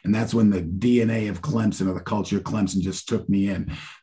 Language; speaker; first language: English; native; English